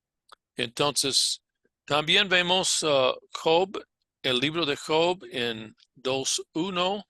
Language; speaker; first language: Spanish; non-native, fluent; English